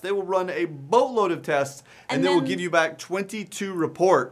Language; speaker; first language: English; native; English